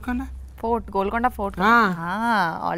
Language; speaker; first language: Telugu; non-native, learner; Bangla